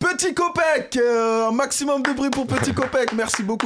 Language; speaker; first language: French; native; French